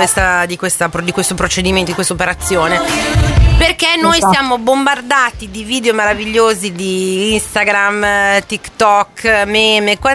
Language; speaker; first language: Italian; native; Italian